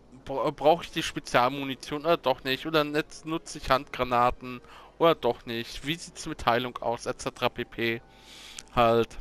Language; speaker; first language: German; native; German